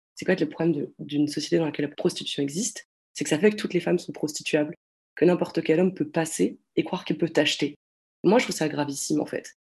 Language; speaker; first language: French; native; French